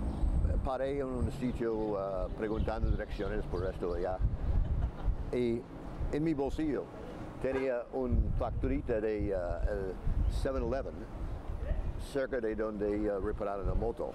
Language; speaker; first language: Spanish; non-native, fluent; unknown